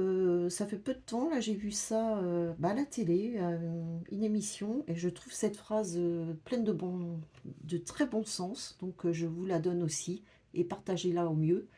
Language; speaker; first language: French; native; French